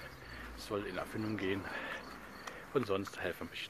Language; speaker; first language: German; non-native, local second language; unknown